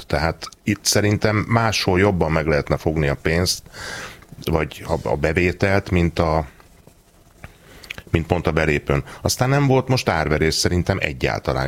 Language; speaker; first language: Hungarian; native; Hungarian